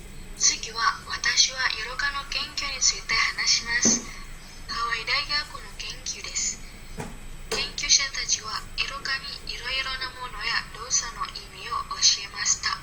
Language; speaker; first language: Japanese; non-native, learner; Indonesian